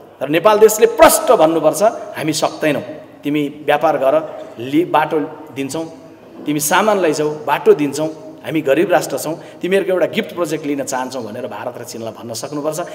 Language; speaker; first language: Nepali; native; Nepali